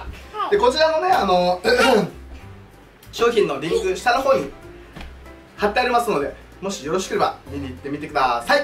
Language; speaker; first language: Japanese; native; Japanese